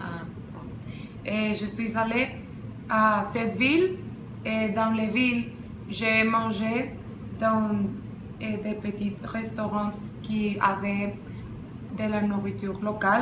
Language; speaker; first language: French; non-native, learner; Spanish